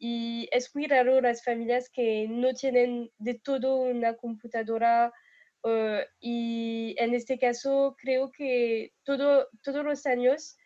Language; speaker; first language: Spanish; non-native, fluent; French